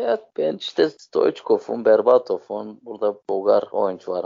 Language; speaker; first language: Turkish; native; Turkish